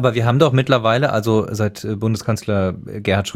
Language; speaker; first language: German; native; German